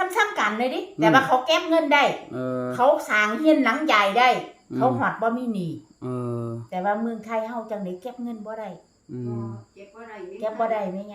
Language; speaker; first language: Thai; non-native, fluent; Vietnamese